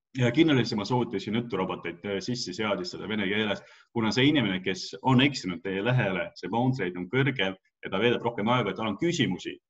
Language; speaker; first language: Estonian; non-native, local second language; Russian